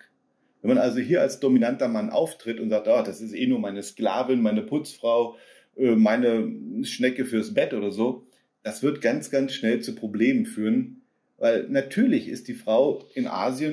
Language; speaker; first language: German; native; German